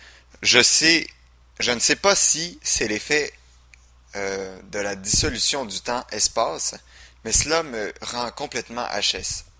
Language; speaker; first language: French; native; French